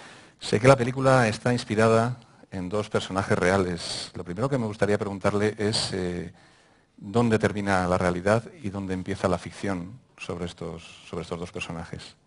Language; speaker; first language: Spanish; native; Spanish